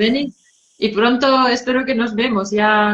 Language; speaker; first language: Spanish; non-native, fluent; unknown